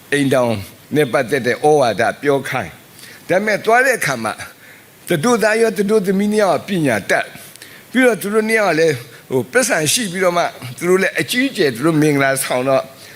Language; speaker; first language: Burmese; non-native, local second language; S'gaw Karen